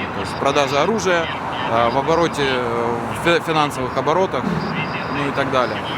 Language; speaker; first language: Russian; native; Russian